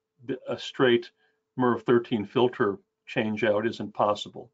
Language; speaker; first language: English; native; English